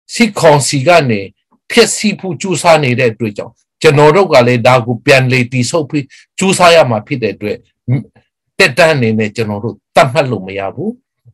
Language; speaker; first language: Burmese; non-native, local second language; Kachin